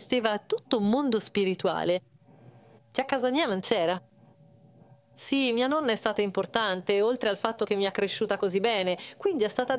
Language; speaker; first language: Italian; non-native, fluent; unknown